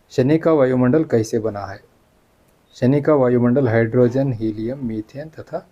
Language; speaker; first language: Hindi; non-native, local second language; Kannada